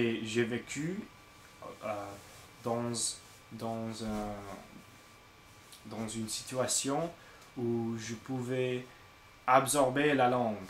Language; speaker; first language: French; non-native, learner; English